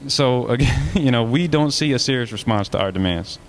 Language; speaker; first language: English; native; English